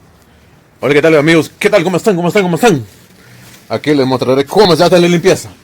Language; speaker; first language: Spanish; non-native, local second language; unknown